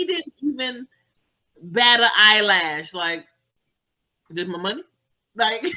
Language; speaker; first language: English; native; English